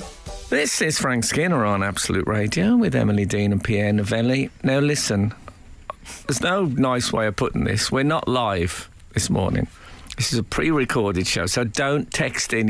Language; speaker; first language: English; native; English